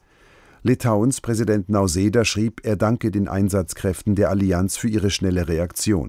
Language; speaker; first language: German; native; German